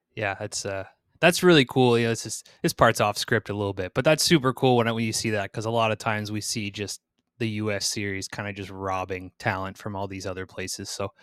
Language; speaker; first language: English; native; English